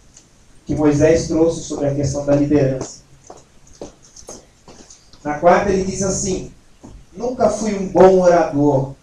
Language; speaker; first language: Portuguese; native; Portuguese